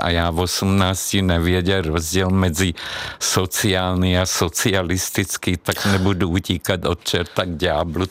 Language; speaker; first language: Czech; non-native, fluent; Hungarian